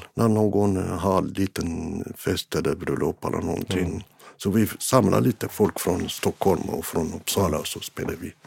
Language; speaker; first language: Swedish; non-native, fluent; Arabic